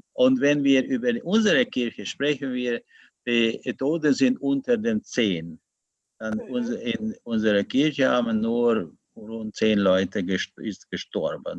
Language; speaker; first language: German; non-native, learner; Hungarian